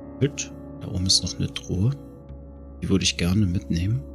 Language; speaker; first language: German; native; German